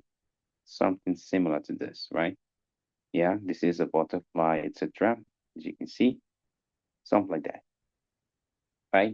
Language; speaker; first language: English; non-native, fluent; Spanish